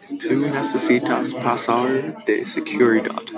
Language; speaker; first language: Spanish; non-native, learner; English